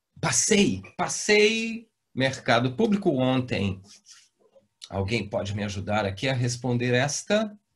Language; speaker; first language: Portuguese; native; Portuguese